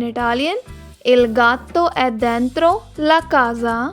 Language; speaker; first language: Italian; non-native, learner; Hindi